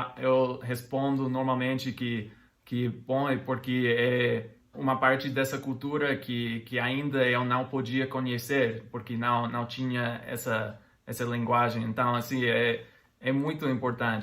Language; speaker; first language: Portuguese; non-native, fluent; English